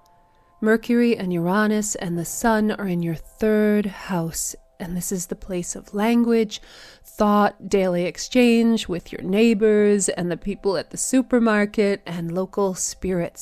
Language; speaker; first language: English; native; English